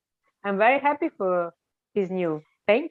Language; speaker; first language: English; non-native, learner; Italian